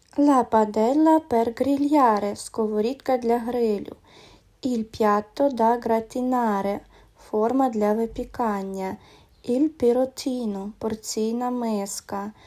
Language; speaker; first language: Italian; non-native, learner; Ukrainian